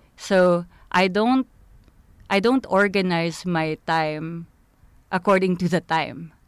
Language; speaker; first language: English; non-native, local second language; Filipino